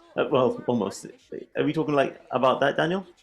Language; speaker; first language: English; native; English